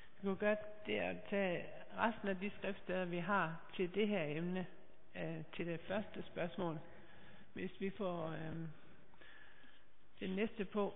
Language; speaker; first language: Danish; native; Danish